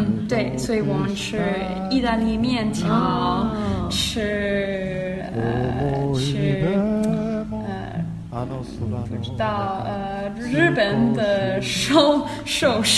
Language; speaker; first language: Chinese; non-native, learner; Danish